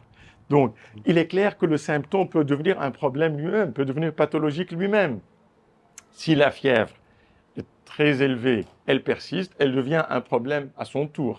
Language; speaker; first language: French; non-native, local second language; Arabic